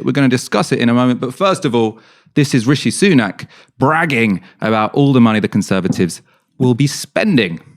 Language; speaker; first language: English; native; English